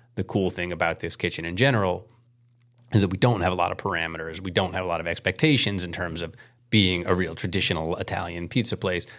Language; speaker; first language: English; native; English